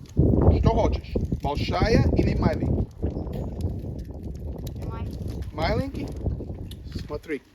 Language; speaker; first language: Russian; non-native, learner; English